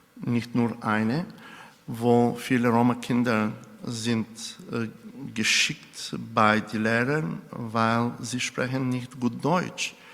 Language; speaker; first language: German; non-native, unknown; Romany